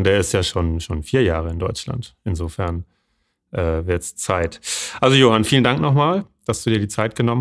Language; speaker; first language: German; native; German